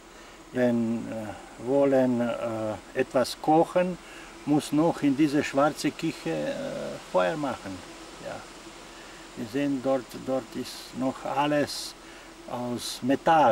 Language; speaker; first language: German; non-native, learner; Slovenian